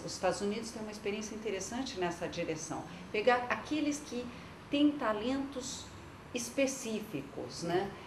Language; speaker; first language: Portuguese; non-native, local second language; French